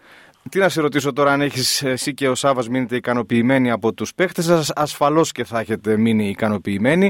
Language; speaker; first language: Greek; native; Greek